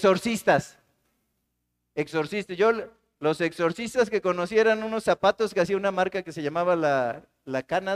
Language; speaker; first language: Spanish; native; Spanish